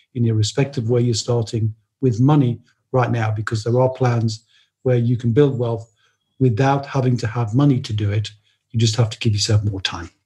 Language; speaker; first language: English; native; English